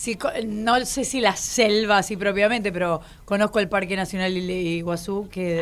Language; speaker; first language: Spanish; native; Spanish